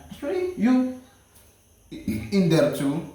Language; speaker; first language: English; non-native, learner; Indonesian